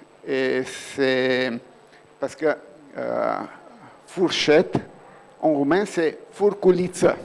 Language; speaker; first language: French; non-native, fluent; Romanian